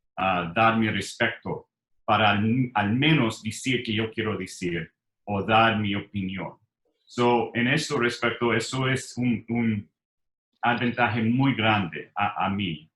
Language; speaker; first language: Spanish; non-native, learner; English